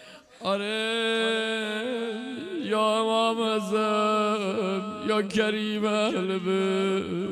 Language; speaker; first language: Persian; native; Persian